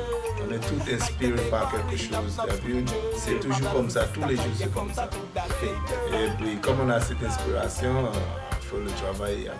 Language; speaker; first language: French; non-native, fluent; English